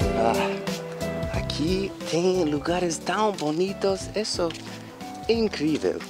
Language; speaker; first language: Portuguese; non-native, fluent; English